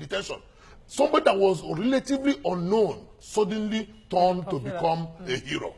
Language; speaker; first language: English; non-native, local second language; Igbo